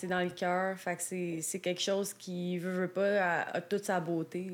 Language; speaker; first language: French; native; French